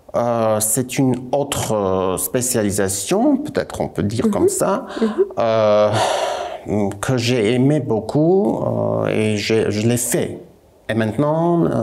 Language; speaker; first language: French; non-native, fluent; Armenian